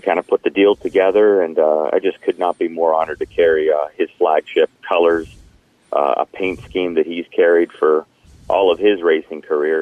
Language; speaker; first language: English; native; English